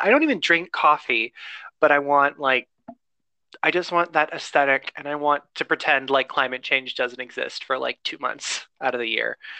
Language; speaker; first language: English; native; English